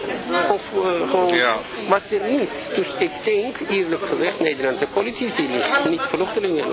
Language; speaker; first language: Dutch; non-native, learner; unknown